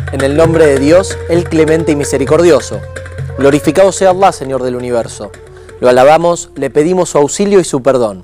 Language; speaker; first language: Spanish; native; Spanish